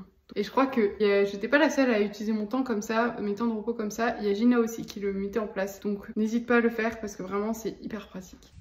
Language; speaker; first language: French; native; French